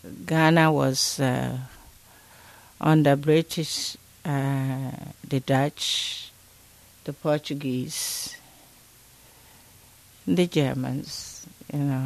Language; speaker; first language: English; non-native, local second language; Akan